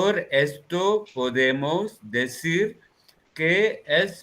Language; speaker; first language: Spanish; non-native, learner; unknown